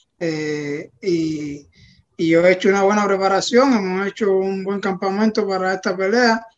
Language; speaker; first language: Spanish; native; Spanish